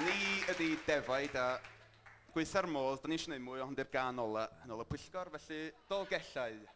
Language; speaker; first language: Welsh; native; Welsh